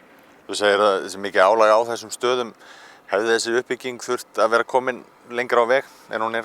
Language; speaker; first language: Icelandic; native; Icelandic